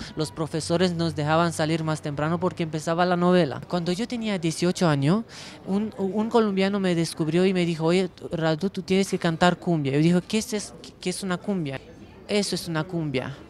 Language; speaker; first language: Spanish; non-native, fluent; Romanian